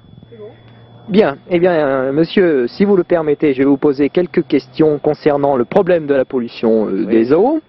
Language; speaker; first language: French; native; French